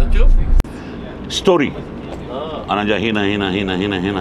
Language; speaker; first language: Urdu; non-native, local second language; Punjabi